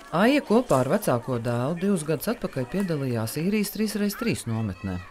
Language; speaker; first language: Latvian; native; Latvian